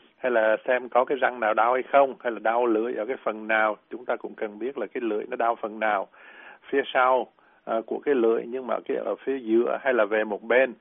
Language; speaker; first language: Vietnamese; native; Vietnamese